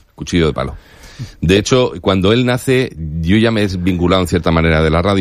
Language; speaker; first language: Spanish; native; Spanish